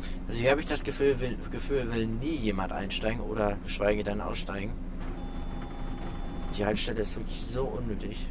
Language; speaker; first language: German; native; German